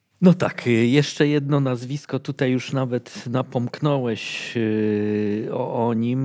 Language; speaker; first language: Polish; native; Polish